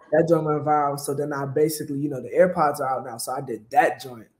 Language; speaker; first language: English; native; English